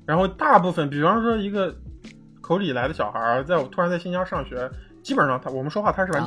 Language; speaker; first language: Chinese; native; Chinese